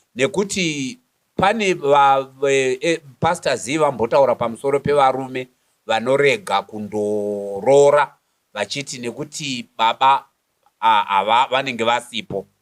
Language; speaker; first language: Shona; native; Shona